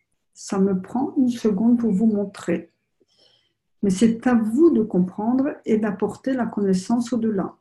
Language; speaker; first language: French; native; French